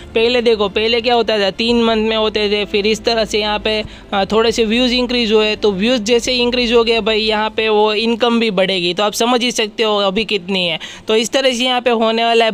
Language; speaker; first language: Hindi; non-native, local second language; Gujarati